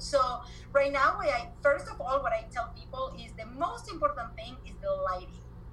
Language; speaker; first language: English; non-native, fluent; Spanish